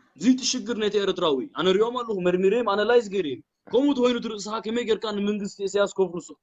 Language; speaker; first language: Tigrinya; early bilingual, heritage; Tigrinya